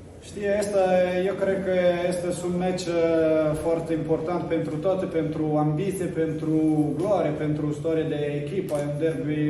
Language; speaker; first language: Romanian; non-native, learner; Italian